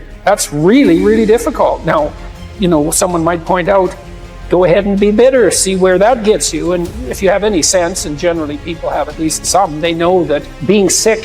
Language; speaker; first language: English; native; English